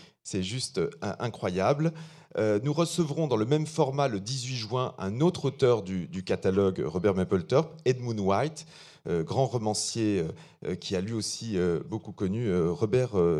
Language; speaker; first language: French; native; French